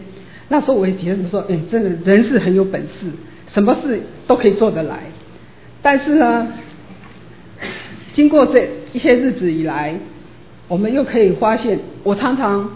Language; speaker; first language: Chinese; native; Chinese